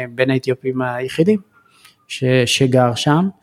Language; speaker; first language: Hebrew; early bilingual, other home language; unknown